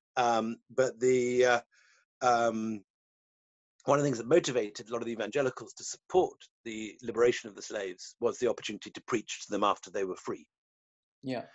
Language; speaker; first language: English; native; English